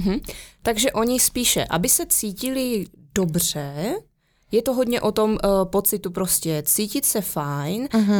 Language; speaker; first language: Czech; native; Czech